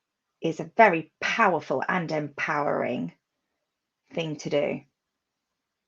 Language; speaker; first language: English; native; English